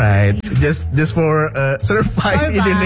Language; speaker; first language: English; non-native, fluent; Indonesian